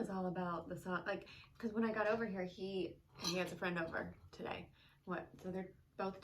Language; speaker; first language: English; native; English